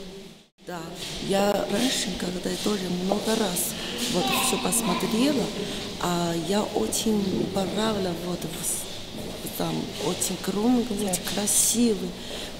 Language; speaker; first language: Russian; non-native, learner; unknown